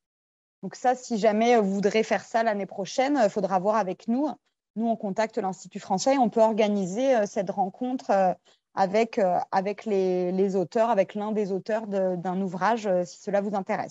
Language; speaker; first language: French; native; French